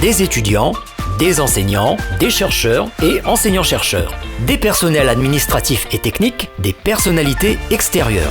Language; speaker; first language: French; native; French